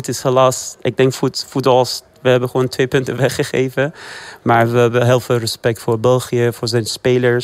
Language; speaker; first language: Dutch; non-native, fluent; Persian